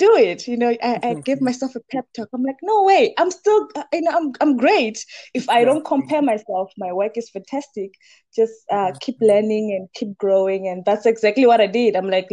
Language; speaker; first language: English; non-native, local second language; Venda